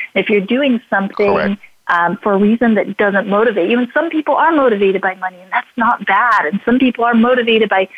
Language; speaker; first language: English; native; English